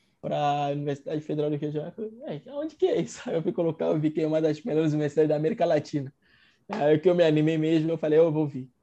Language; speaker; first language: Portuguese; non-native, fluent; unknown